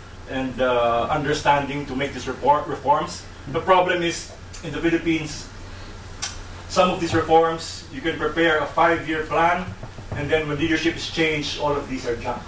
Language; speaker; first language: English; non-native, local second language; Bikol